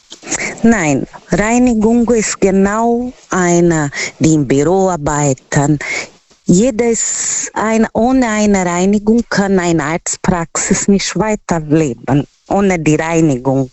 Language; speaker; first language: German; non-native, learner; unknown